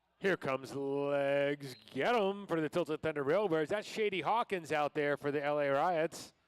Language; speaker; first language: English; native; English